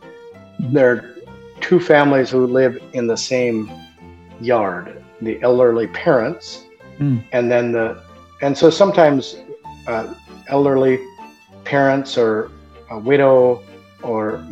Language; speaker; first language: English; early bilingual, other home language; German